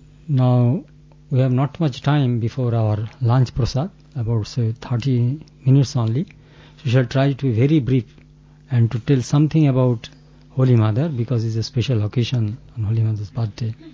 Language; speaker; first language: English; non-native, local second language; Bangla